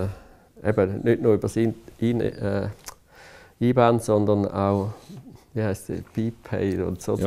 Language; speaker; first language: German; native; German